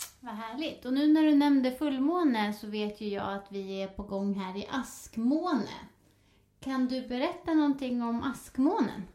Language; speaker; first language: Swedish; native; Swedish